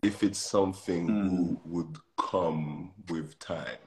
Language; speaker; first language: English; non-native, fluent; French